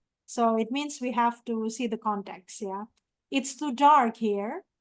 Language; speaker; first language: English; non-native, fluent; Indonesian